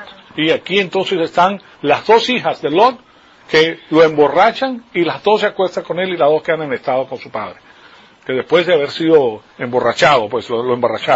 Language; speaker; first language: Spanish; native; Spanish